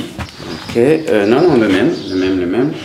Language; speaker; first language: French; native; French